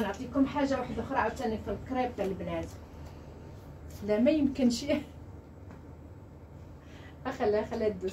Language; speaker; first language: Arabic; native; Arabic